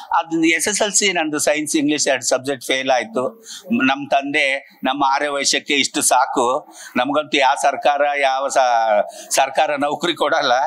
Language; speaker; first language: Kannada; native; Kannada